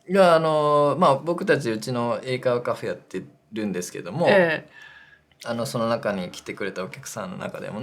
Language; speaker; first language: Japanese; native; Japanese